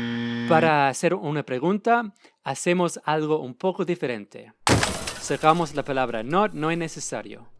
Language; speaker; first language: Spanish; non-native, fluent; English